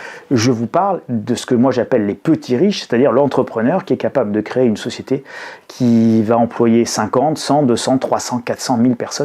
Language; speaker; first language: French; native; French